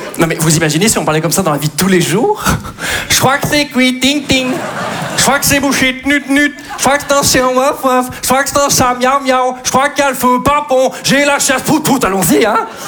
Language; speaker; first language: French; native; French